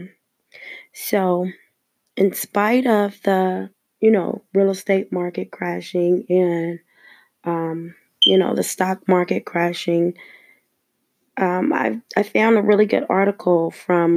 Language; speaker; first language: English; native; English